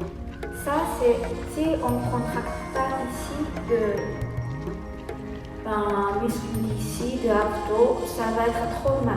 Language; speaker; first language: French; non-native, learner; Japanese